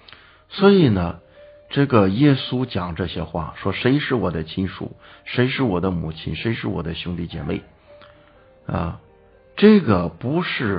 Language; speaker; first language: Chinese; native; Chinese